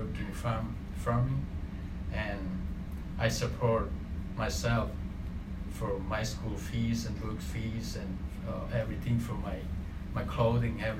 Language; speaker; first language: English; non-native, learner; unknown